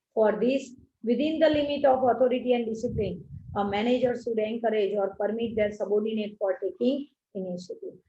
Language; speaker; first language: English; non-native, local second language; Gujarati